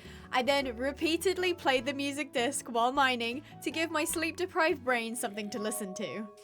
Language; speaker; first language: English; native; English